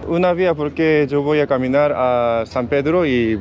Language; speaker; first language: Spanish; non-native, learner; Korean